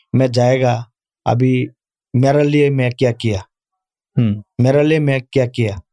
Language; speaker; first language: Urdu; non-native, learner; Bangla